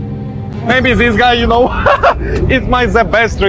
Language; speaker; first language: English; non-native, learner; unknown